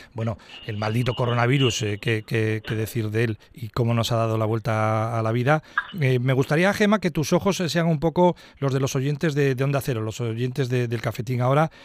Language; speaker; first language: Spanish; native; Spanish